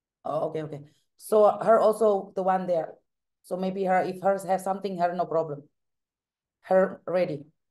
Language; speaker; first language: English; non-native, learner; Javanese